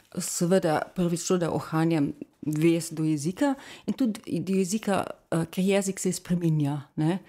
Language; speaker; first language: Slovenian; native; Slovenian